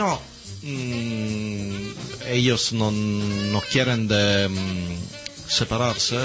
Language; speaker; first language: Spanish; non-native, learner; Italian